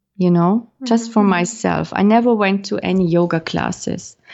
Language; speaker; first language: English; non-native, fluent; German